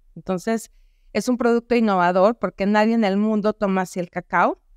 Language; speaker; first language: Spanish; native; Spanish